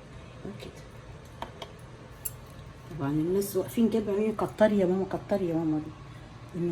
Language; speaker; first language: Arabic; native; Arabic